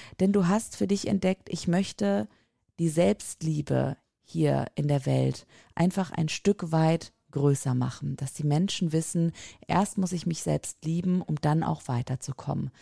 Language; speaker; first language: German; native; German